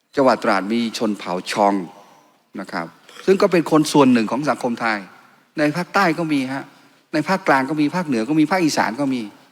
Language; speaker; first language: Thai; non-native, local second language; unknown